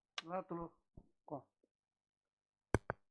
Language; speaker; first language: Italian; non-native, learner; Chinese